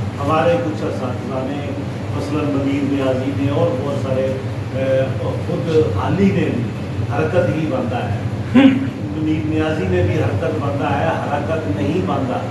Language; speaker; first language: Urdu; non-native, local second language; Punjabi